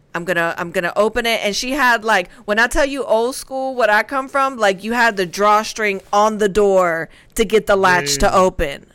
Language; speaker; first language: English; early bilingual, other home language; Spanish